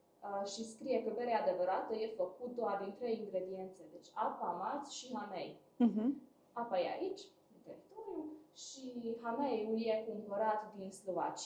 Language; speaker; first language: Romanian; non-native, local second language; Hungarian